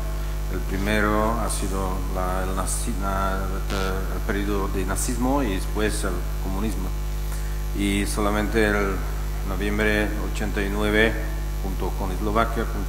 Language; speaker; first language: Spanish; non-native, fluent; Czech